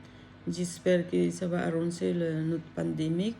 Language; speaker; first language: French; non-native, learner; Filipino